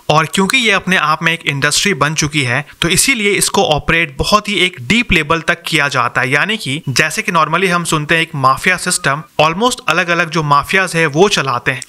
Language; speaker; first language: Hindi; native; Hindi